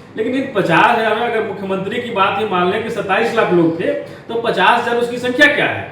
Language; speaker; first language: Hindi; native; Hindi